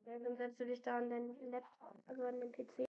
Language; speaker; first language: German; native; German